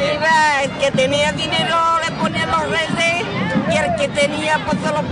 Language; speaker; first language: Spanish; native; Spanish